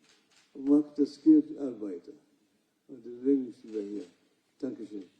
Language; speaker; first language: German; non-native, fluent; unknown